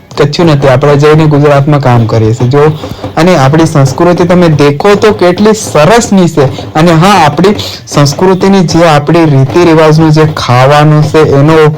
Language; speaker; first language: Gujarati; non-native, local second language; Bhili